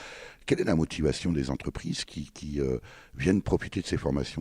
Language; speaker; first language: French; native; French